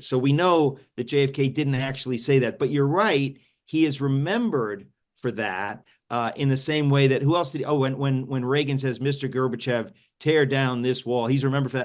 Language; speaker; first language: English; native; English